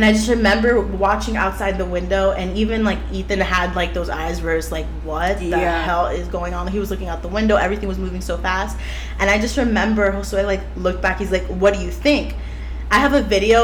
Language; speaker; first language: English; native; English